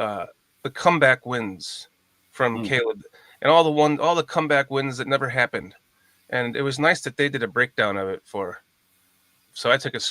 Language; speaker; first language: English; native; English